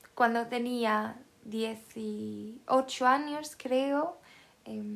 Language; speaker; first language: Spanish; non-native, fluent; Swedish